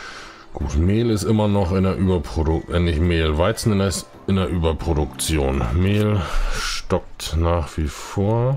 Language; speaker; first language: German; native; German